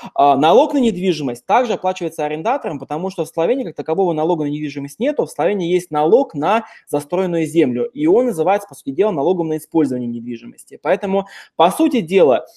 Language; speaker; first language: Russian; native; Russian